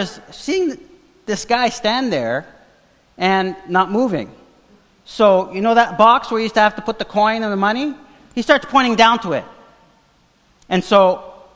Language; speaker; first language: English; non-native, fluent; Portuguese